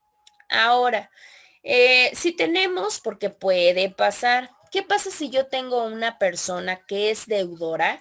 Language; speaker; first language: Spanish; native; Spanish